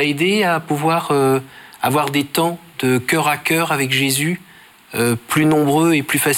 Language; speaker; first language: French; native; French